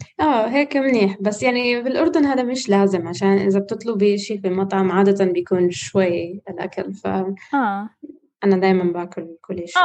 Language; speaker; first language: Arabic; non-native, fluent; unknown